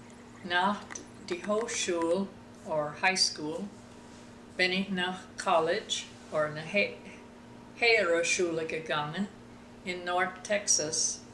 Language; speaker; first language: German; early bilingual, heritage; German